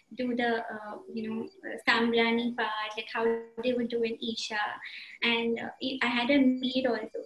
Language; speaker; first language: English; non-native, local second language; Marathi